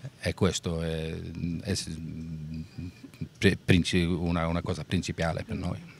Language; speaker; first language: Italian; non-native, learner; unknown